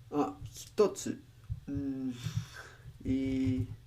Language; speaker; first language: Japanese; non-native, learner; Spanish